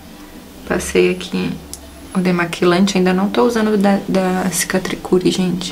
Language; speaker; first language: Portuguese; native; Portuguese